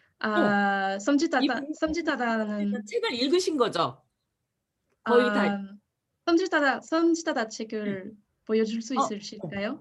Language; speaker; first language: Korean; non-native, learner; French